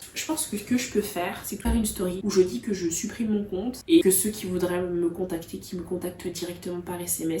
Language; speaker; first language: French; native; French